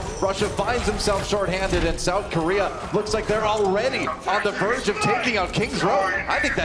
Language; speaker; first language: English; native; English